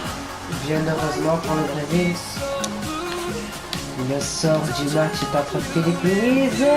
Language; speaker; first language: French; native; French